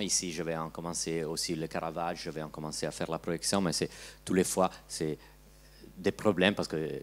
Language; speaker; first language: French; non-native, learner; Italian